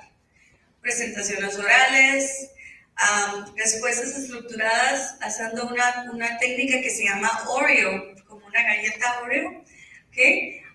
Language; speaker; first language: Spanish; early bilingual, heritage; Spanish